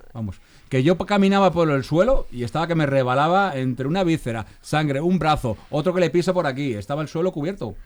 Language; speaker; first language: Spanish; native; Spanish